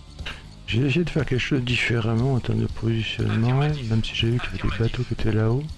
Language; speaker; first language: French; native; French